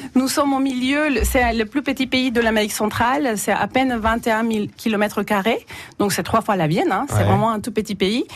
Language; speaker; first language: French; non-native, fluent; Spanish